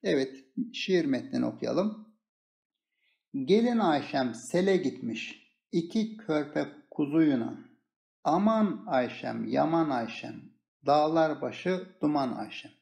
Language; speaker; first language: Turkish; native; Turkish